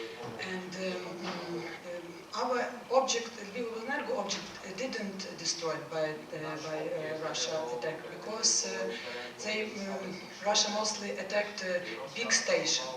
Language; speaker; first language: English; non-native, learner; Ukrainian